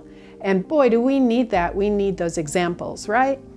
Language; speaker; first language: English; native; English